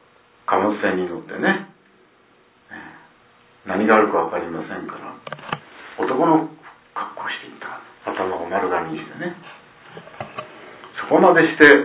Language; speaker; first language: Japanese; native; Japanese